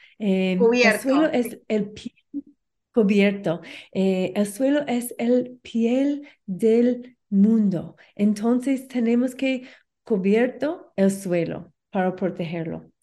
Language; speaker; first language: Spanish; non-native, learner; English